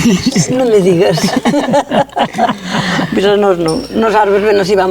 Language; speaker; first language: Galician; native; Galician